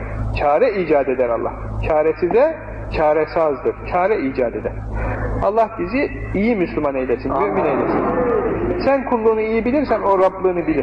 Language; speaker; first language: Turkish; native; Turkish